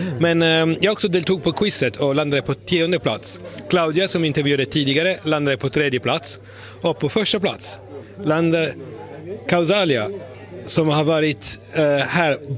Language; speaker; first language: Swedish; non-native, fluent; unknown